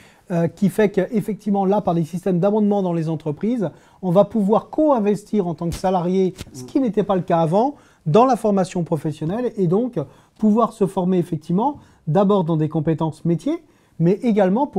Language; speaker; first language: French; native; French